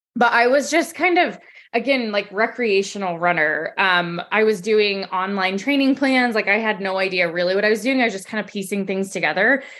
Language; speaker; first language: English; native; English